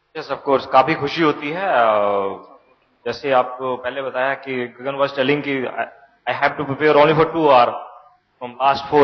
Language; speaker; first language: Hindi; native; Hindi